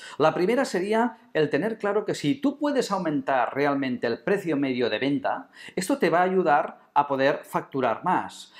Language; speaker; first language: Spanish; non-native, local second language; Catalan